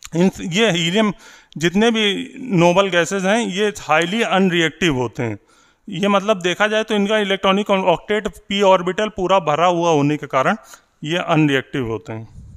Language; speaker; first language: Hindi; native; Hindi